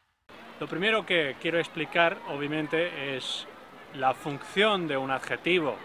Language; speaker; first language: Spanish; non-native, fluent; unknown